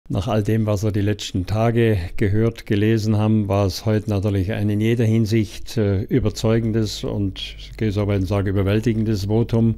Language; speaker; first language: German; native; German